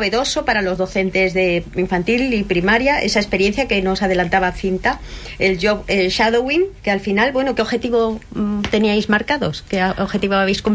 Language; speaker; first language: Spanish; native; Spanish